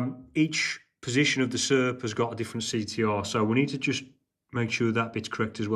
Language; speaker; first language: English; native; English